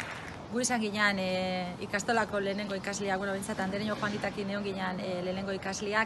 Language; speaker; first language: Basque; native; Basque